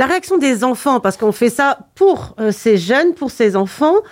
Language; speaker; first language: French; native; French